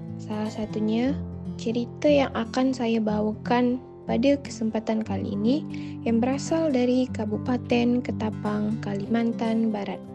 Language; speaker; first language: Malay; native; Malay